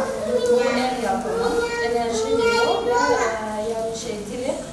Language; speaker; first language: Turkish; non-native, learner; Ukrainian